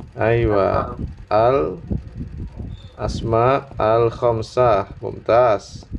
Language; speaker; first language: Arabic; non-native, fluent; Indonesian